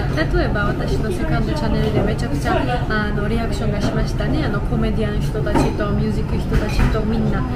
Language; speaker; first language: Japanese; non-native, learner; Georgian